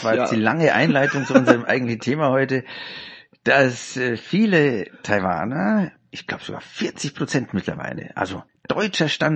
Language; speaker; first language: German; native; German